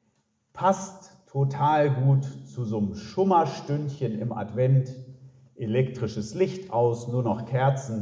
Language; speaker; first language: German; native; German